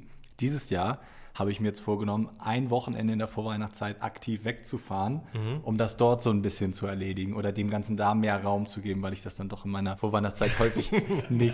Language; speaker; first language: German; native; German